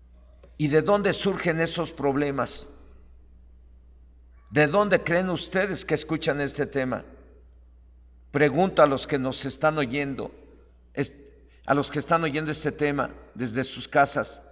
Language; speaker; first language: Spanish; native; Spanish